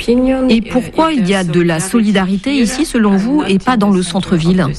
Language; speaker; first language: French; native; French